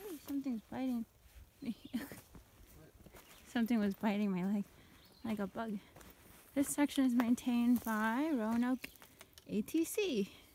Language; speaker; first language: English; early bilingual, other home language; Spanish